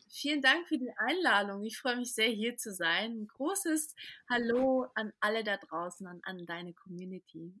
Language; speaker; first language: German; early bilingual, other home language; Portuguese